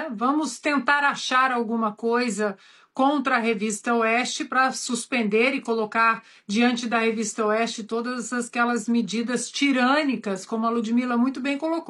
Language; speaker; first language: Portuguese; native; Portuguese